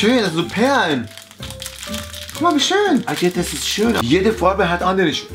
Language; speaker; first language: German; non-native, learner; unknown